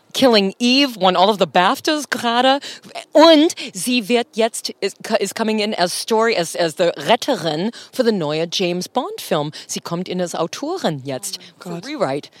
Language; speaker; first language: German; non-native, fluent; English